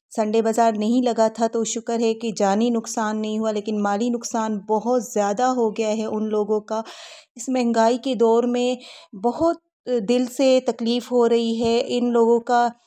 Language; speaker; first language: Urdu; native; Urdu